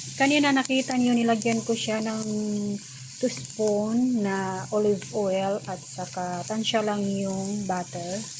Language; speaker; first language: Filipino; native; Filipino